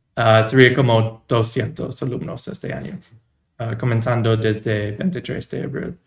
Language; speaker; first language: Spanish; non-native, fluent; English